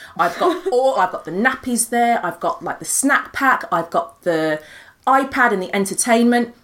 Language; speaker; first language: English; native; English